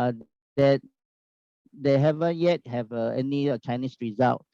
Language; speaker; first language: English; non-native, learner; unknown